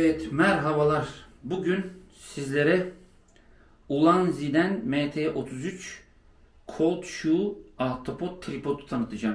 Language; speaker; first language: Turkish; native; Turkish